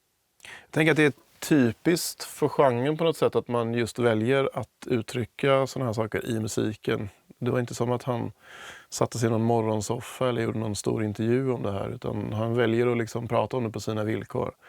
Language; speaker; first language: Swedish; native; Swedish